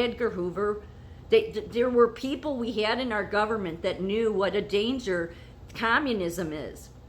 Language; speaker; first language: English; native; English